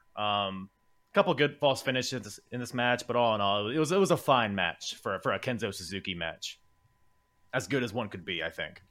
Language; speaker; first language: English; native; English